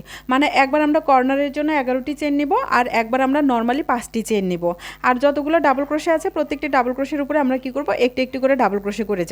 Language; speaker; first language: Bangla; native; Bangla